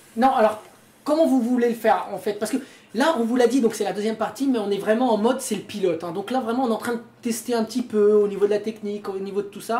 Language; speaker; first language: French; native; French